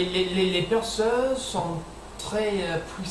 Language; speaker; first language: French; non-native, learner; English